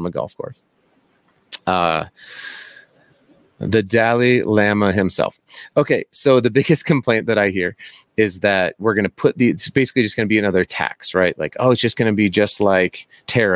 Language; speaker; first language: English; native; English